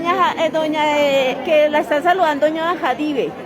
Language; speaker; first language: Spanish; native; Spanish